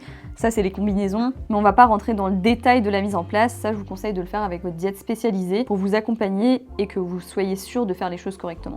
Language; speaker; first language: French; native; French